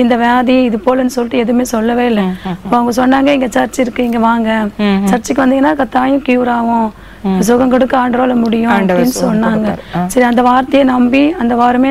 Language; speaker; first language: Tamil; native; Tamil